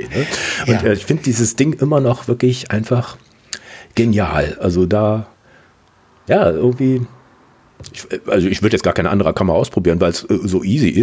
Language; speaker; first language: German; native; German